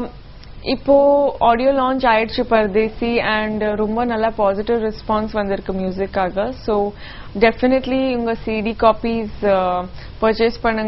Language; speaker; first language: Tamil; non-native, local second language; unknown